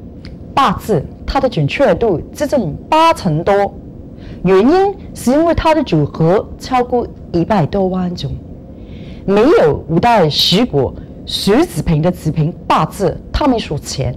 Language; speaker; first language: Chinese; non-native, local second language; Cantonese